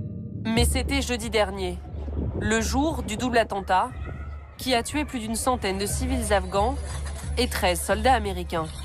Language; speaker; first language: French; native; French